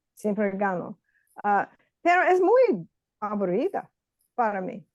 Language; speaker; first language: Spanish; non-native, learner; English